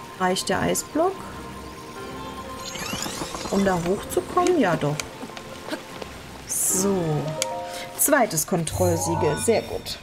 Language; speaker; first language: German; native; German